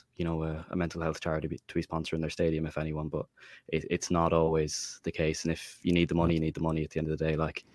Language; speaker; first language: English; native; English